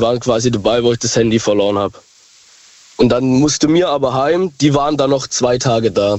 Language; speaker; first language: German; native; German